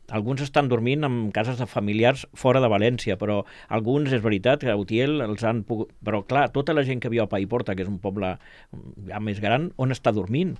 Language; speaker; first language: Catalan; native; Catalan